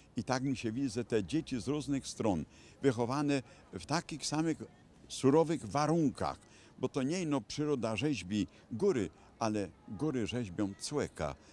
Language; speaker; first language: Polish; native; Polish